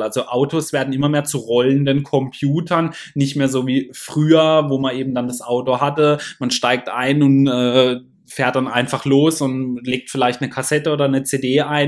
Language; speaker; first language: German; native; German